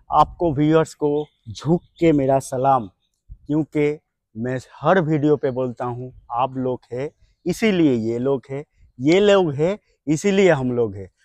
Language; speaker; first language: Hindi; non-native, local second language; Bangla